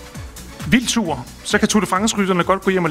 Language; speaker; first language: Danish; native; Danish